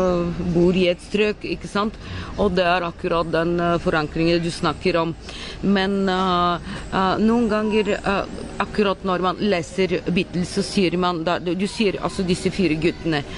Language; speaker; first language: Norwegian; non-native, fluent; Bulgarian